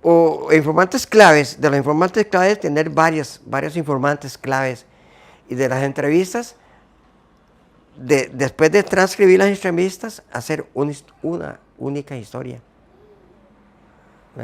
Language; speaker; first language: Spanish; native; Spanish